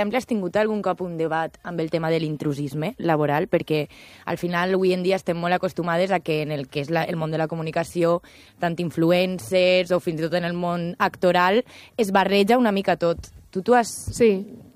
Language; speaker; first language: Catalan; native; Catalan